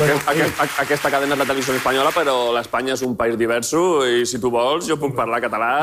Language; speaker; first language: Catalan; non-native, local second language; Spanish